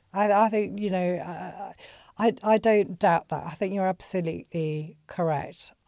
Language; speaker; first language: English; native; English